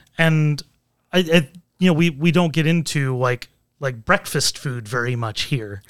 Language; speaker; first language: English; native; English